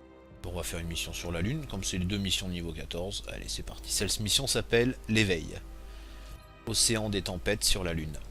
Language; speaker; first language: French; native; French